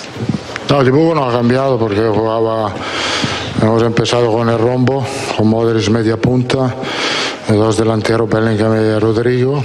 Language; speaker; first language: Spanish; non-native, fluent; Italian